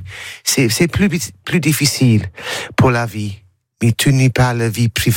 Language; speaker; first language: French; non-native, learner; English